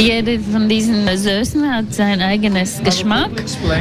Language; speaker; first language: German; non-native, learner; Latvian